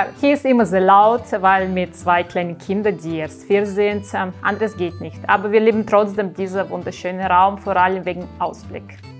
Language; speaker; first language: German; non-native, fluent; Russian